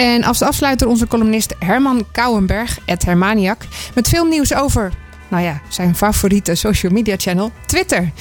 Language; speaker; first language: Dutch; native; Dutch